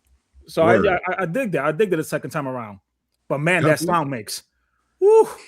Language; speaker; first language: English; native; English